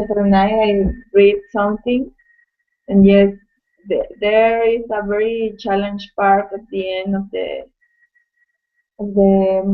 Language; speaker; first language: English; non-native, learner; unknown